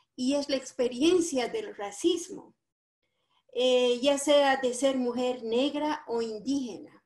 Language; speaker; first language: Spanish; native; Spanish